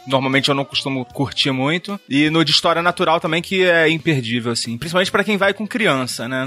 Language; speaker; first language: Portuguese; native; Portuguese